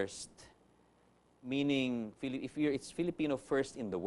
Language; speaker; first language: English; non-native, local second language; Filipino